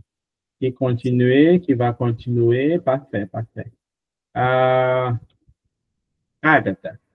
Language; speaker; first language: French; non-native, fluent; Portuguese